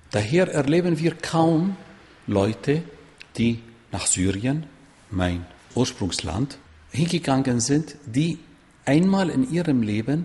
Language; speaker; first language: German; non-native, fluent; Arabic